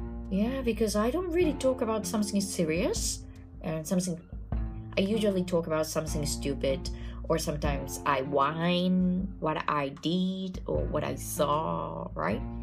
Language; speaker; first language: English; non-native, fluent; Japanese